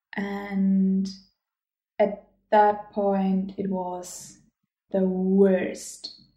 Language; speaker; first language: English; non-native, fluent; German